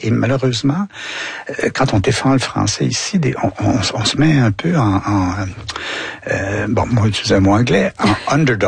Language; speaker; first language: French; native; French